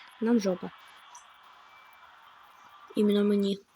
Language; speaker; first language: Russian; non-native, local second language; Ukrainian